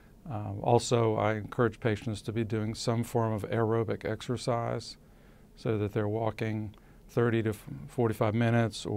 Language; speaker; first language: English; native; English